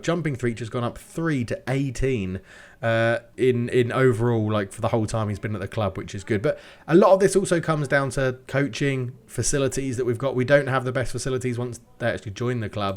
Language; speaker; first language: English; native; English